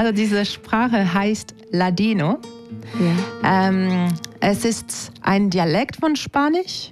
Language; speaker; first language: German; non-native, learner; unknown